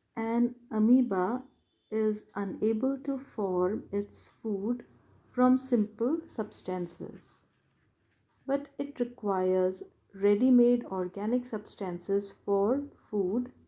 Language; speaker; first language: English; non-native, local second language; Hindi